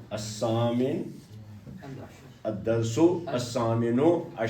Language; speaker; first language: Arabic; non-native, fluent; Kashmiri